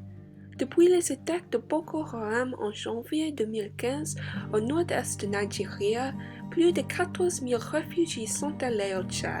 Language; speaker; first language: French; non-native, learner; English